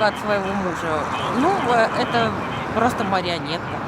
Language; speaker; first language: Russian; native; Russian